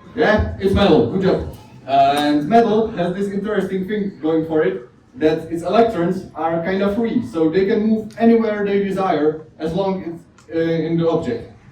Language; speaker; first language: English; non-native, fluent; Czech